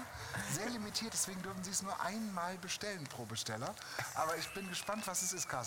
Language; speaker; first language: German; native; German